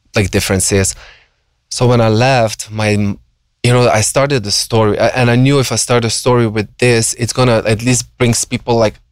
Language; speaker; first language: English; non-native, fluent; Slovenian